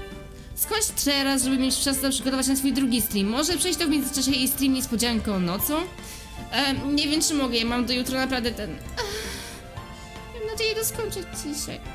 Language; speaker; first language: Polish; native; Polish